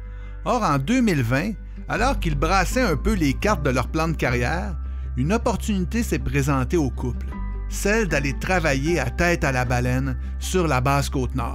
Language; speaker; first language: French; native; French